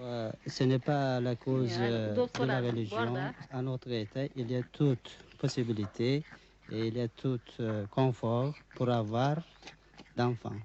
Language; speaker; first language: French; non-native, learner; Uzbek